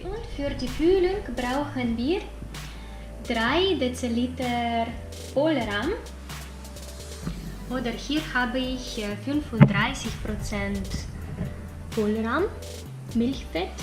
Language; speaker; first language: German; non-native, fluent; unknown